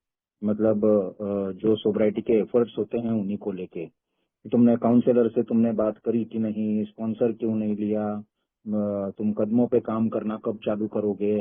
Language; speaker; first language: Hindi; native; Hindi